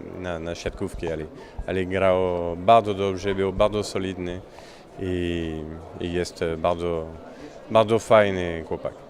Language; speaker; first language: Polish; non-native, learner; French